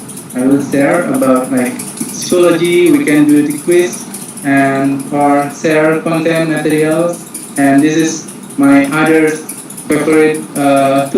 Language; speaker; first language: English; non-native, fluent; Indonesian